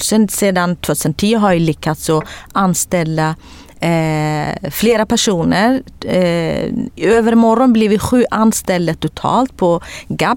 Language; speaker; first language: Swedish; non-native, fluent; Kurdish